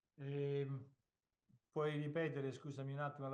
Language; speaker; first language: Italian; native; Italian